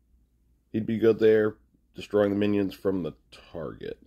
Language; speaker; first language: English; native; English